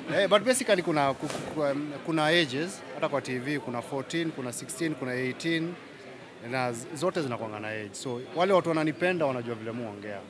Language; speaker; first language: Swahili; native; Swahili